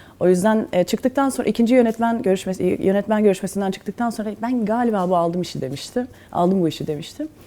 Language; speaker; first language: Turkish; native; Turkish